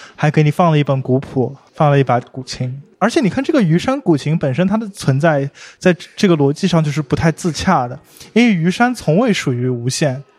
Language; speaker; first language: Chinese; native; Chinese